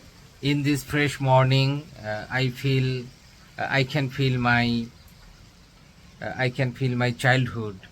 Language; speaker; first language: English; non-native, learner; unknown